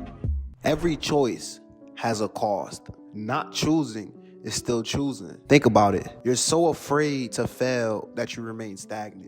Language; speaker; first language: English; native; English